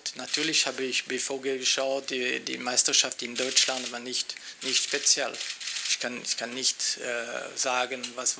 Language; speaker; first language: German; non-native, local second language; French